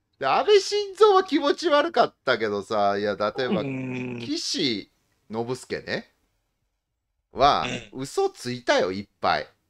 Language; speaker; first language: Japanese; native; Japanese